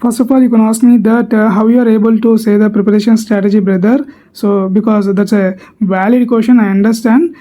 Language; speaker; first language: English; non-native, local second language; Telugu